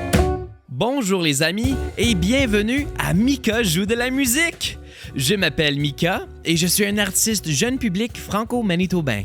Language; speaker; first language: French; native; French